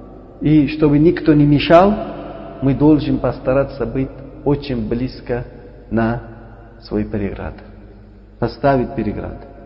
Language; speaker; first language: Russian; non-native, learner; Uzbek